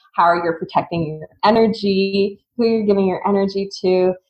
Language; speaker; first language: English; native; English